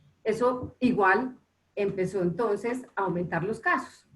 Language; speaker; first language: Spanish; native; Spanish